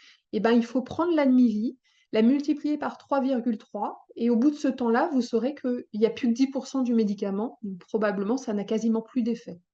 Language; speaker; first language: French; native; French